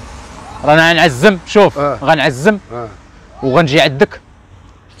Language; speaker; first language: Arabic; native; Arabic